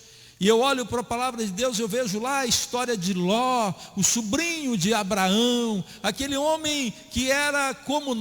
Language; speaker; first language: Portuguese; native; Portuguese